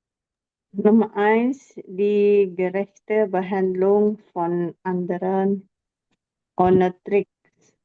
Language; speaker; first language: German; non-native, learner; Indonesian